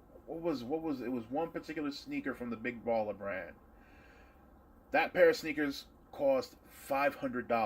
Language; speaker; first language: English; native; English